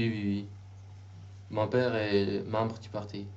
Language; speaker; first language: French; non-native, learner; Uzbek